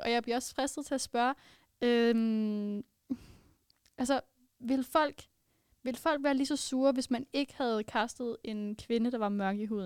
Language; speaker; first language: Danish; native; Danish